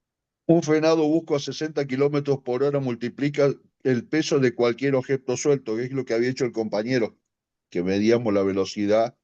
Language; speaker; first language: Spanish; native; Spanish